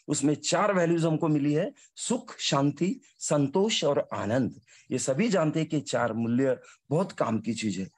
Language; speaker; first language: Hindi; non-native, local second language; Marathi